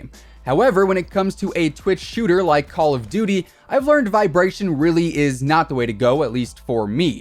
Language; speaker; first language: English; native; English